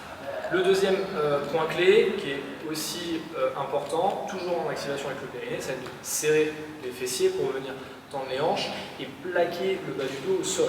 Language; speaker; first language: French; native; French